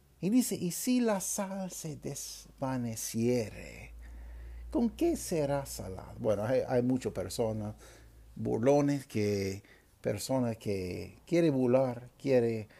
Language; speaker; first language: Spanish; non-native, fluent; English